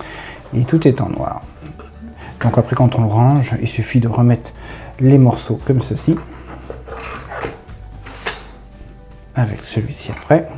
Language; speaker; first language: French; native; French